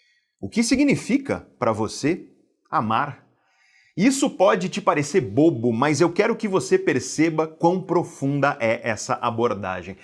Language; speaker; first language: Portuguese; native; Portuguese